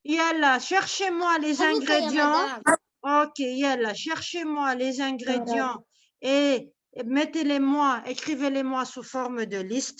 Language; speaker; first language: French; non-native, local second language; Arabic